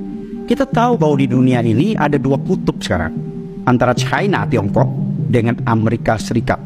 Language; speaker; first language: Indonesian; native; Indonesian